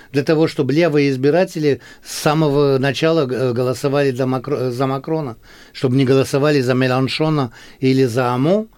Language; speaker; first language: Russian; early bilingual, heritage; Russian